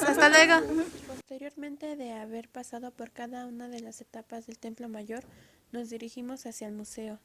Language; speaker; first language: Spanish; native; Spanish